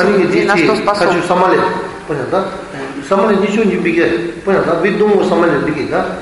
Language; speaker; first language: Russian; non-native, learner; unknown